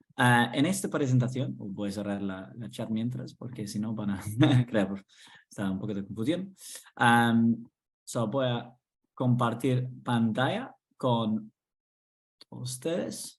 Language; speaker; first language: Spanish; non-native, fluent; English